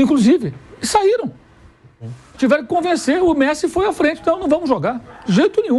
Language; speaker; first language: Portuguese; native; Portuguese